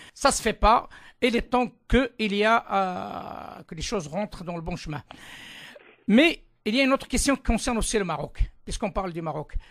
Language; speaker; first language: French; non-native, local second language; Arabic